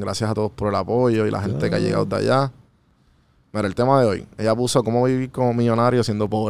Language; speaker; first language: Spanish; native; Spanish